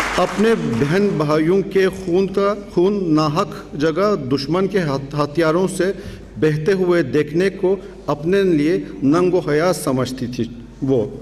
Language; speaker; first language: Urdu; non-native, fluent; Turkish